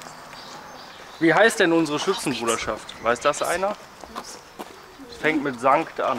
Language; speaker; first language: German; native; German